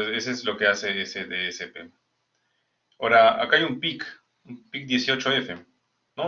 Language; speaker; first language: Spanish; native; Spanish